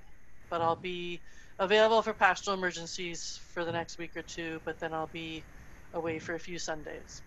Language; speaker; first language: English; native; English